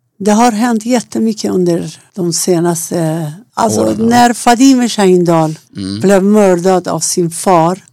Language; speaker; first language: Swedish; non-native, fluent; Persian